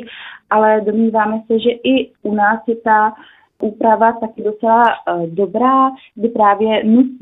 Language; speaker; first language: Czech; native; Czech